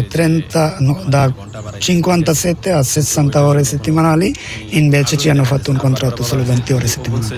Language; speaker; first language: Italian; non-native, learner; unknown